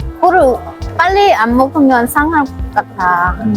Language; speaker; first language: Korean; non-native, learner; Vietnamese